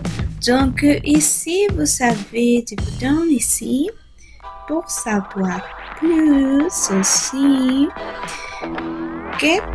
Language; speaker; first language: French; non-native, learner; Spanish